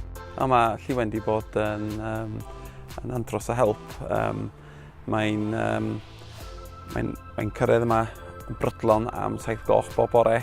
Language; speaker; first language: Welsh; native; Welsh